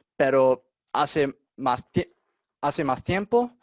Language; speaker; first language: Spanish; non-native, learner; English